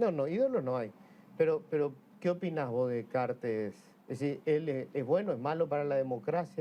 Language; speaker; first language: Spanish; native; Spanish